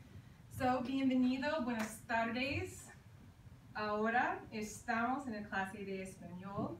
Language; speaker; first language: Spanish; non-native, fluent; English